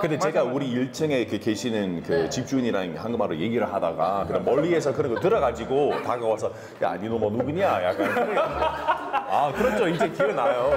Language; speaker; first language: Korean; non-native, fluent; English